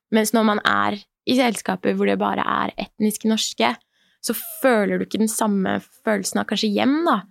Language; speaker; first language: Norwegian; early bilingual, other home language; Persian